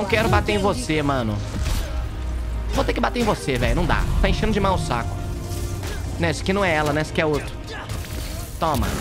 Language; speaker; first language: Portuguese; native; Portuguese